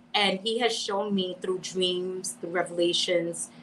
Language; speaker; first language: English; native; English